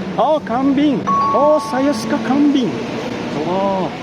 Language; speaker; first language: Malay; non-native, learner; Japanese